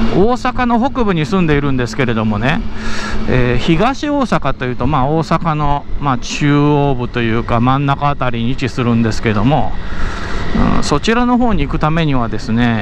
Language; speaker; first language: Japanese; native; Japanese